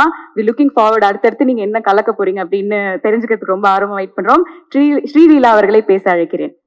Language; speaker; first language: Tamil; native; Tamil